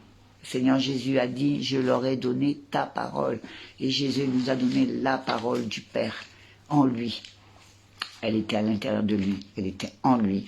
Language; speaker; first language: French; native; French